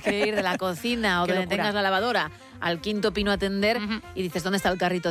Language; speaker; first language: Spanish; native; Spanish